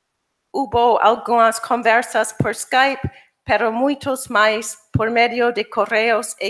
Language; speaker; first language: Galician; non-native, fluent; English